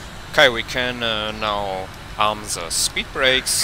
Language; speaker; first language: English; non-native, fluent; German